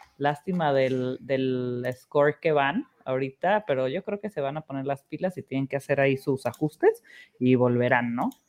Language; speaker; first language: Spanish; early bilingual, heritage; Spanish